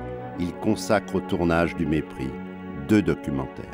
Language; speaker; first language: French; native; French